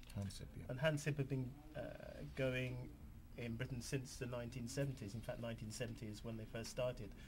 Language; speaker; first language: English; native; English